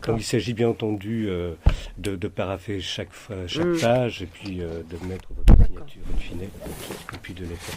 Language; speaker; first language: French; native; French